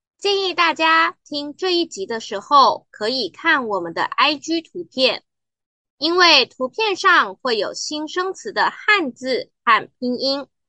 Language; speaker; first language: Chinese; native; Chinese